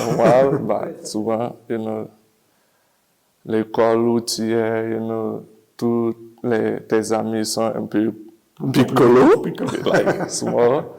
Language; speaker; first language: French; non-native, learner; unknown